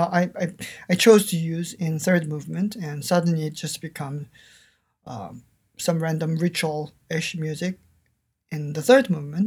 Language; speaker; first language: English; non-native, fluent; Korean